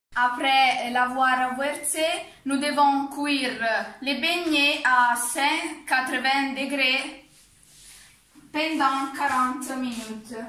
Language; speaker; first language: French; non-native, learner; Italian